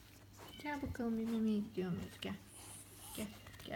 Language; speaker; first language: Turkish; native; Turkish